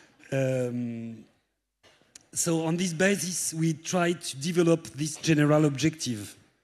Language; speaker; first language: English; non-native, fluent; French